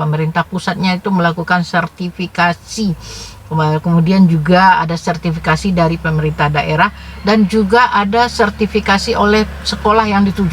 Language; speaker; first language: Indonesian; native; Indonesian